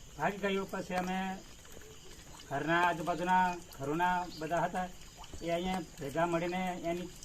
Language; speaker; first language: Gujarati; non-native, local second language; Rathawi